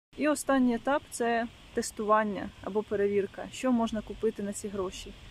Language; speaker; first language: Ukrainian; native; Ukrainian